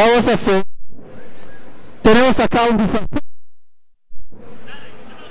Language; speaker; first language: Spanish; non-native, learner; Portuguese